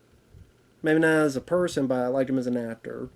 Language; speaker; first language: English; native; English